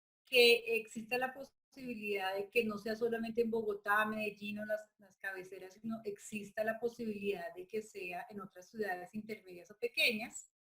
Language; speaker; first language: Spanish; native; Spanish